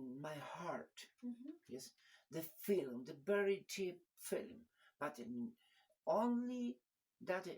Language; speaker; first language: English; non-native, learner; Spanish